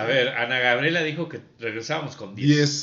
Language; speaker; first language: Spanish; native; Spanish